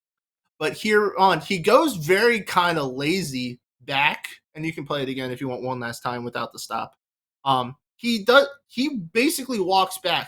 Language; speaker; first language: English; native; English